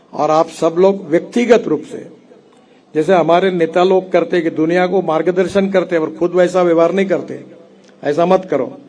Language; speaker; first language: Hindi; non-native, local second language; Marathi